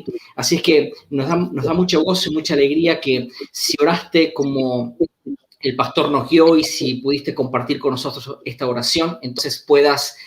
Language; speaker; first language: Spanish; native; Spanish